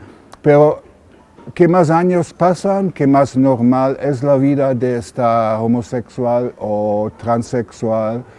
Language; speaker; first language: Spanish; non-native, learner; German